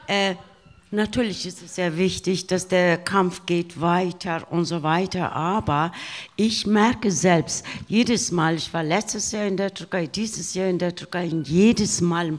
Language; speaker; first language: German; non-native, fluent; Turkish